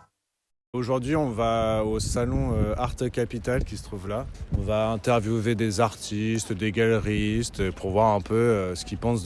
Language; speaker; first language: French; native; French